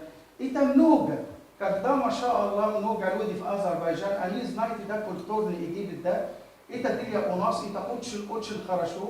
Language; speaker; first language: Russian; non-native, learner; Arabic